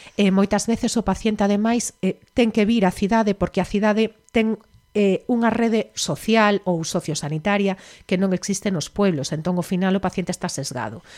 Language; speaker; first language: Galician; native; Galician